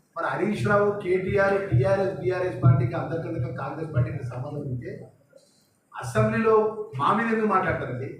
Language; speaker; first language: Telugu; native; Telugu